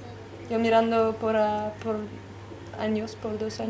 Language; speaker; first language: Spanish; non-native, learner; French